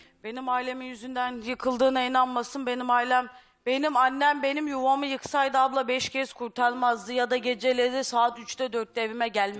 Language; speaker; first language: Turkish; native; Turkish